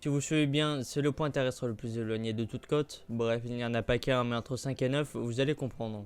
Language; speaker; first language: French; native; French